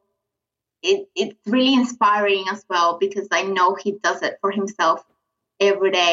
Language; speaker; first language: English; non-native, fluent; Spanish